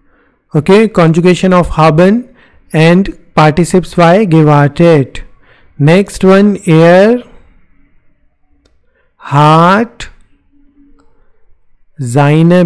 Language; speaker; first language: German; non-native, fluent; Hindi